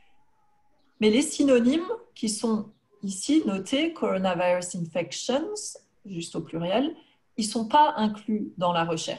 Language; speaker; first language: French; native; French